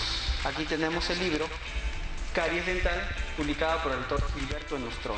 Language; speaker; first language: Spanish; native; Spanish